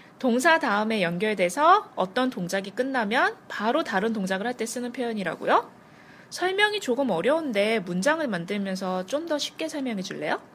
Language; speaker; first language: Korean; native; Korean